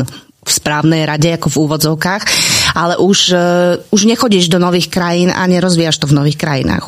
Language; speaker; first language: Slovak; native; Slovak